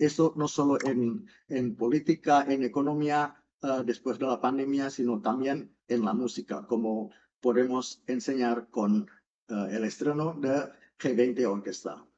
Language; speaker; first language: Spanish; non-native, fluent; Indonesian